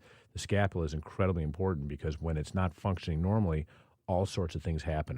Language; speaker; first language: English; native; English